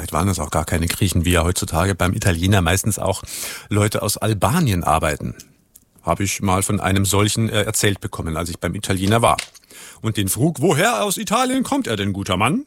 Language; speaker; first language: German; native; German